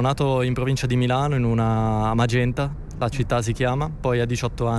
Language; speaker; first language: Italian; native; Italian